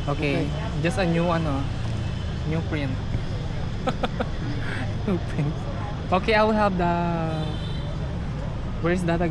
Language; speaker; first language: English; non-native, learner; Filipino